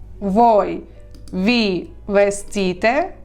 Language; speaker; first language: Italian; non-native, fluent; Ukrainian